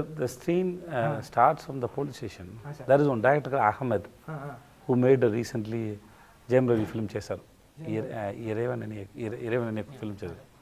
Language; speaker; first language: Telugu; non-native, learner; Tamil